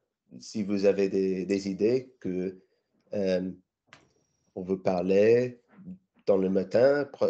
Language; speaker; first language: French; non-native, learner; English